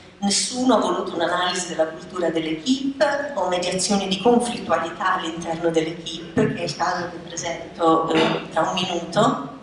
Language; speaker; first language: Italian; native; Italian